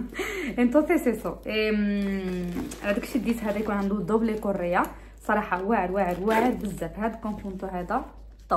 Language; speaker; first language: Arabic; early bilingual, heritage; Arabic